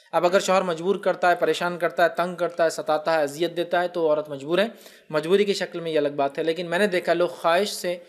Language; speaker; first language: Urdu; native; Urdu